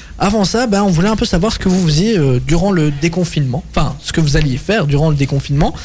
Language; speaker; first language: French; native; French